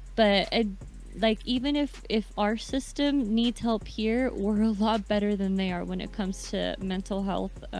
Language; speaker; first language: English; early bilingual, other home language; Spanish